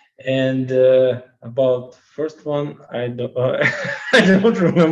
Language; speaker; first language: English; non-native, learner; Russian